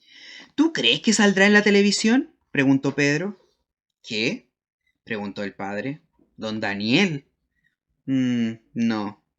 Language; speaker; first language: Spanish; native; Spanish